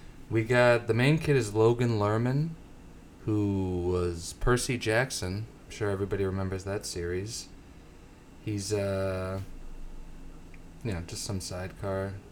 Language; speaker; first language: English; native; English